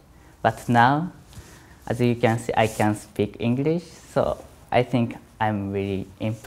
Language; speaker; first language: English; non-native, learner; Japanese